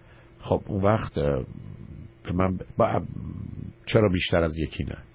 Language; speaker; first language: Persian; native; Persian